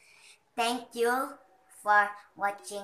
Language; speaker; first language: English; non-native, learner; Indonesian